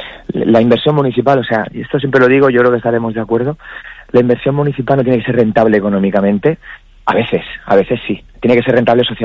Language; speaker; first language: Spanish; native; Spanish